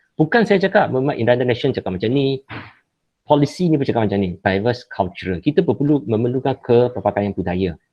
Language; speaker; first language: Malay; non-native, local second language; Chinese